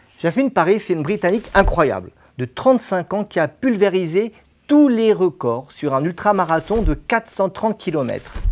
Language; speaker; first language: French; native; French